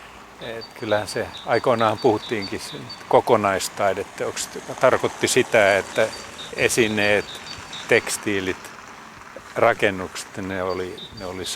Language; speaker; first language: Finnish; native; Finnish